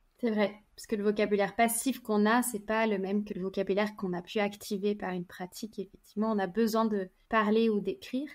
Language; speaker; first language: French; native; French